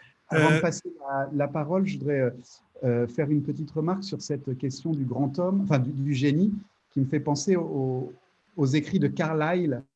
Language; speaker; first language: French; native; French